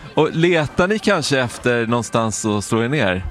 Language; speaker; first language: Swedish; native; Swedish